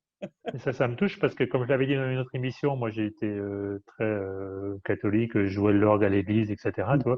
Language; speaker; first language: French; native; French